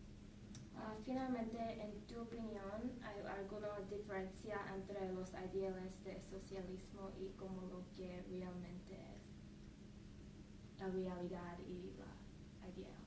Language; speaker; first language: Spanish; non-native, learner; English